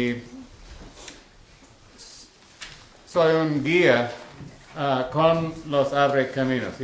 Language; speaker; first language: Spanish; non-native, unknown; English